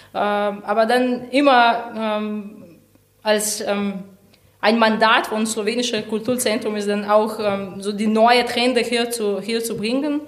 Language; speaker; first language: German; non-native, fluent; Slovenian